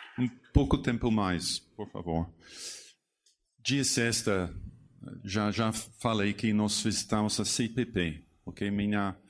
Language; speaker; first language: Portuguese; non-native, learner; English